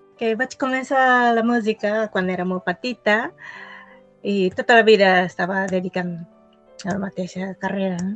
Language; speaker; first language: Catalan; non-native, fluent; Japanese